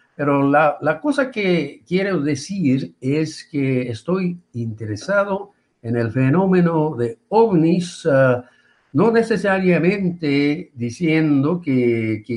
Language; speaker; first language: Spanish; non-native, fluent; Japanese